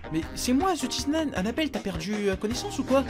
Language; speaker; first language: French; native; French